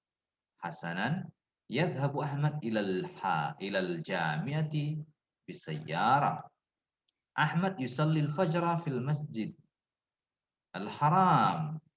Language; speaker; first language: Arabic; non-native, fluent; Indonesian